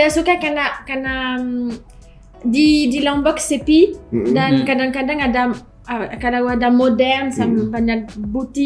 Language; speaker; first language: Indonesian; non-native, learner; French